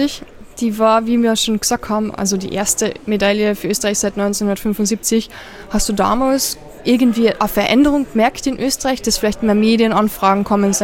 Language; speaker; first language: German; native; German